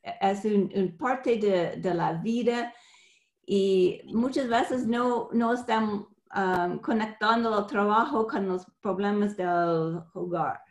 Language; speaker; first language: Spanish; non-native, fluent; English